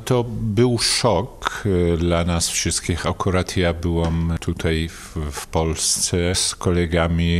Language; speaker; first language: Polish; non-native, fluent; Kurdish